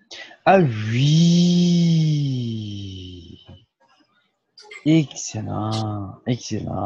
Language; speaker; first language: French; non-native, fluent; Portuguese